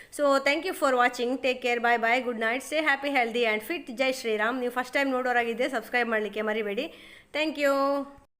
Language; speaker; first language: Kannada; non-native, local second language; Tulu